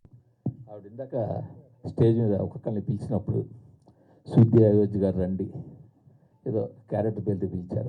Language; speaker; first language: Telugu; native; Telugu